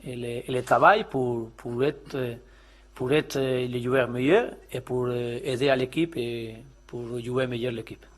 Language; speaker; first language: French; non-native, learner; Spanish